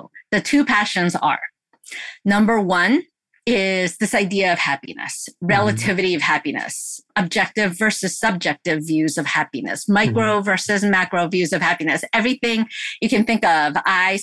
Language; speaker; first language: English; early bilingual, other home language; Korean